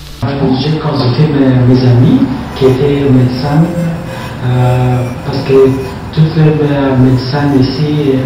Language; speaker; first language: French; non-native, learner; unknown